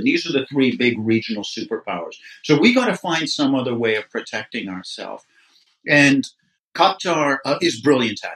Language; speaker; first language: English; native; English